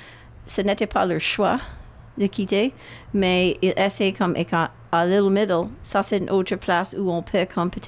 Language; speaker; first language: French; non-native, local second language; English